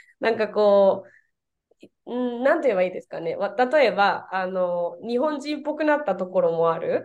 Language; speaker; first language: Japanese; non-native, fluent; Spanish